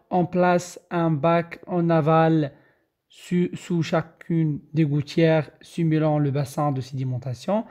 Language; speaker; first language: French; non-native, local second language; Arabic